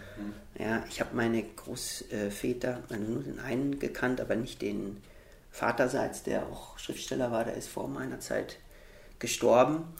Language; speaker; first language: German; early bilingual, heritage; German